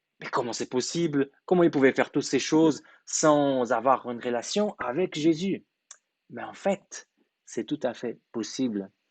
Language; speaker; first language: French; non-native, fluent; Portuguese